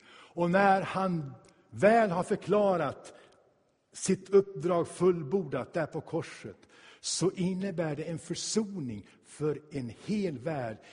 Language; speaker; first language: Swedish; native; Swedish